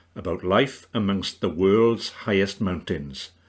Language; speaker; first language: English; native; English